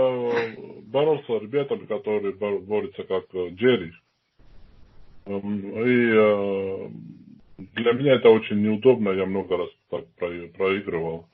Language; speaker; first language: Russian; non-native, fluent; Georgian